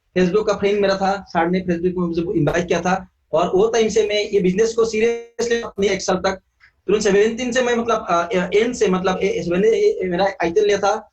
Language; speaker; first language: Hindi; non-native, local second language; Assamese